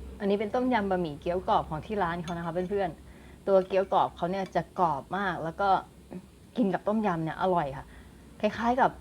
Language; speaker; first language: Thai; native; Thai